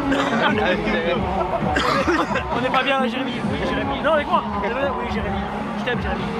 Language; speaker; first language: French; native; French